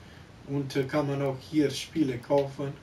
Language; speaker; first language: German; non-native, local second language; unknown